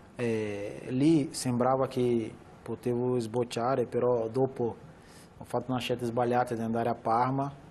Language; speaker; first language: Italian; non-native, fluent; Portuguese